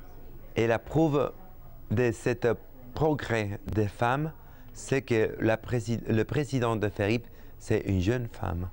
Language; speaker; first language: French; non-native, fluent; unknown